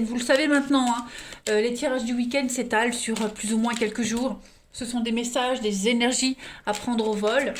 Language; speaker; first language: French; native; French